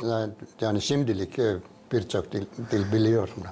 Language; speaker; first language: Turkish; non-native, fluent; Finnish